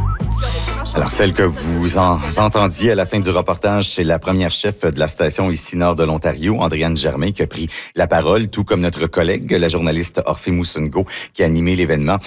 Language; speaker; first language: French; native; French